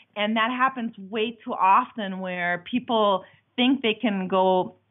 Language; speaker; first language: English; non-native, fluent; German